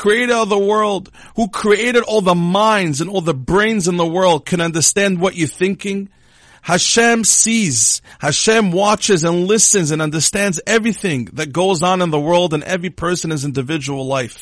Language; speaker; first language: English; non-native, fluent; Hebrew